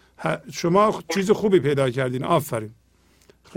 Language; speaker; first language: Persian; native; Persian